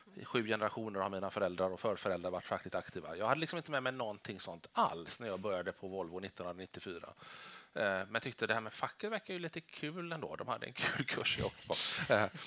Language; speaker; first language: Swedish; native; Swedish